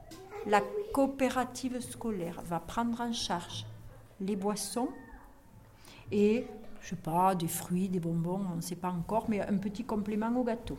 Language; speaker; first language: French; native; French